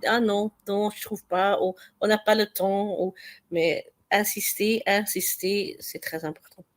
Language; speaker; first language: French; non-native, learner; Dutch